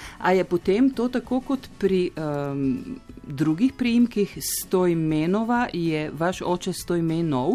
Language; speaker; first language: Slovenian; native; Slovenian